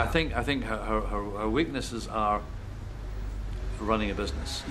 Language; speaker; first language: English; native; English